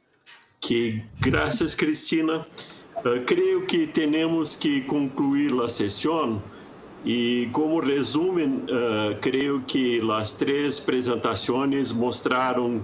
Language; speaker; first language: Spanish; non-native, fluent; Portuguese